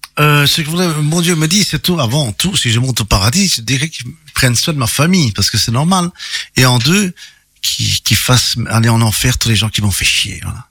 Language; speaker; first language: French; early bilingual, other home language; Italian